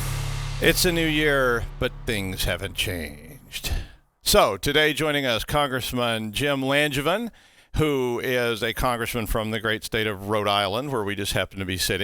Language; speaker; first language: English; native; English